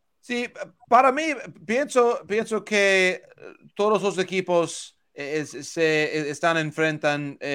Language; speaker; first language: Spanish; non-native, learner; English